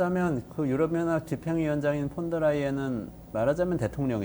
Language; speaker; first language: Korean; native; Korean